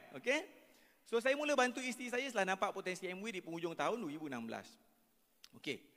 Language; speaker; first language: Malay; native; Malay